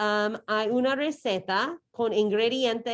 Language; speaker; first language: Spanish; non-native, learner; English